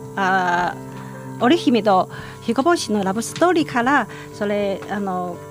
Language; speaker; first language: Japanese; non-native, fluent; Chinese